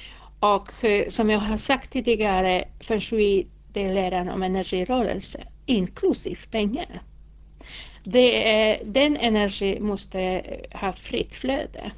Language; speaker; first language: Swedish; non-native, fluent; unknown